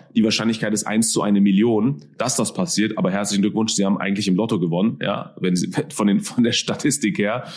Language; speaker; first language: German; early bilingual, other home language; Persian